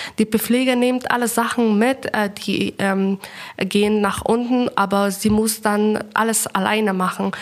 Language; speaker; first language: German; non-native, fluent; Persian